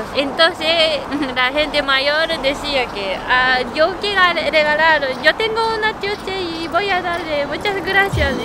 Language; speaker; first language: Spanish; non-native, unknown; Japanese